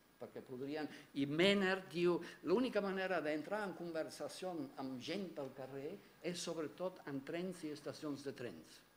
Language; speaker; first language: Catalan; non-native, fluent; German